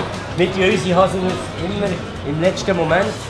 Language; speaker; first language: German; non-native, local second language; French